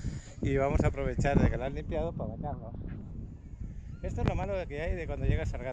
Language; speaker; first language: Spanish; native; Spanish